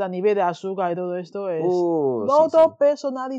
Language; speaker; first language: Spanish; non-native, fluent; Chinese